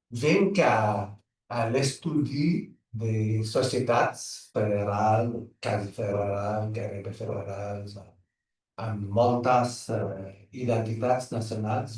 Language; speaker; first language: Catalan; non-native, learner; French